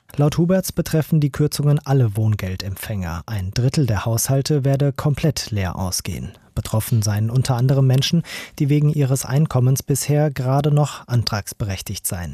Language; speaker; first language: German; native; German